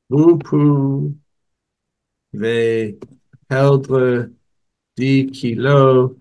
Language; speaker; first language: French; non-native, learner; English